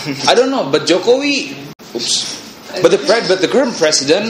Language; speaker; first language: English; non-native, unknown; Indonesian